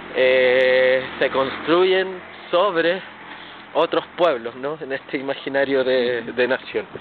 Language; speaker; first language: Spanish; native; Spanish